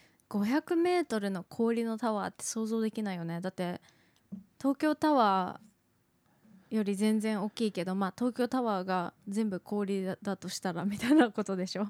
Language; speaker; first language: Japanese; native; Japanese